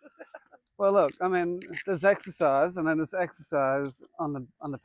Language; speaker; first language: English; native; English